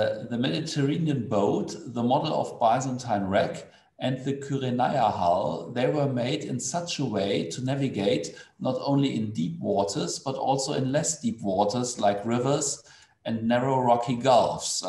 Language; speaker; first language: English; non-native, fluent; German